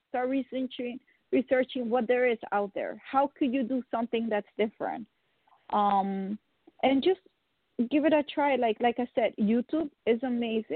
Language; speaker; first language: English; non-native, fluent; Dutch